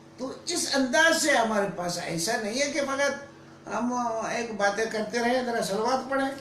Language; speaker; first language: Urdu; non-native, local second language; Sindhi